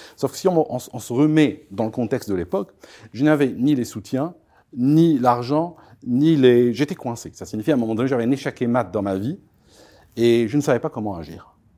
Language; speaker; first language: French; non-native, local second language; Arabic